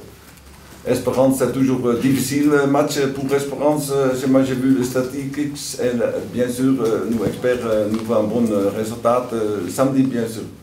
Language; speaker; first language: French; non-native, learner; Dutch